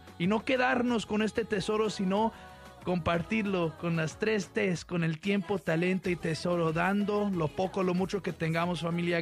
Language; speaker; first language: Spanish; early bilingual, heritage; Spanish